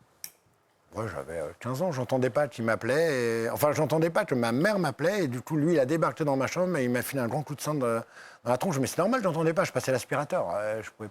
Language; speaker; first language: French; native; French